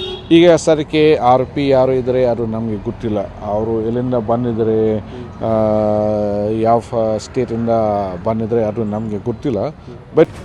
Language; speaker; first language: Kannada; non-native, learner; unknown